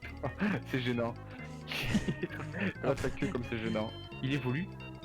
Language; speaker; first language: French; native; French